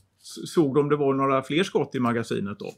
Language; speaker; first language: Swedish; native; Swedish